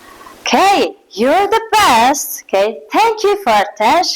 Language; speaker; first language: English; non-native, learner; Mongolian